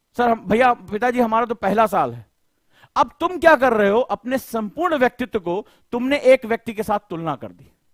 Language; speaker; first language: Hindi; native; Hindi